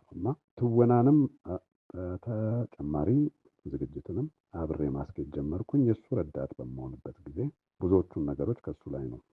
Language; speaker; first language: Amharic; native; Amharic